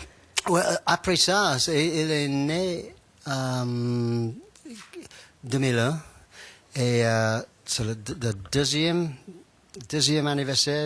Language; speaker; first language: French; non-native, learner; English